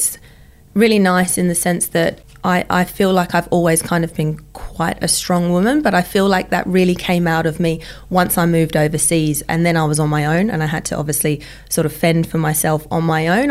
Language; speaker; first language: English; native; English